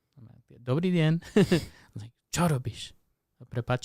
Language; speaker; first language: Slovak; non-native, learner; English